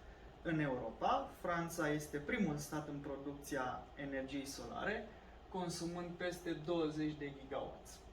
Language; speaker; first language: Romanian; native; Romanian